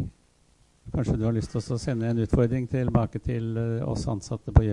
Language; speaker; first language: Norwegian; native; Norwegian